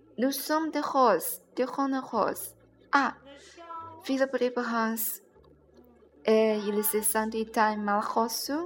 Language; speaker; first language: French; non-native, learner; Chinese